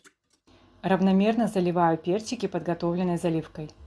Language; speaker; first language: Russian; native; Russian